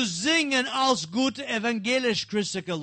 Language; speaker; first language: German; non-native, learner; English